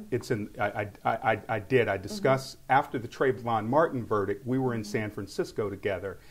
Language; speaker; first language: English; native; English